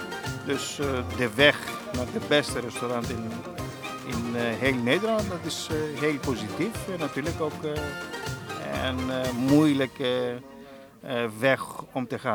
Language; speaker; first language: Dutch; non-native, fluent; Greek